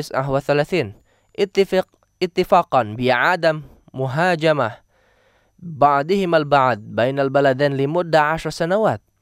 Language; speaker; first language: Arabic; non-native, fluent; Indonesian